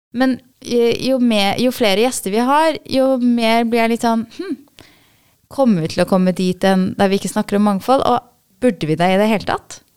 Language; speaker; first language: Norwegian; early bilingual, other home language; Persian